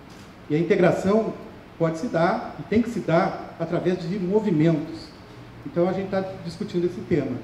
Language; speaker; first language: Portuguese; native; Portuguese